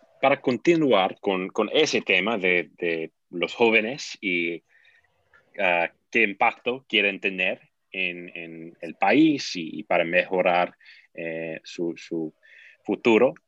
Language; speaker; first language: Spanish; non-native, fluent; English